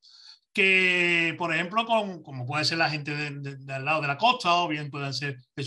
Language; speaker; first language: Spanish; native; Spanish